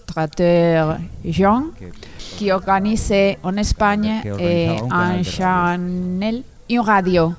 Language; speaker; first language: French; non-native, learner; Spanish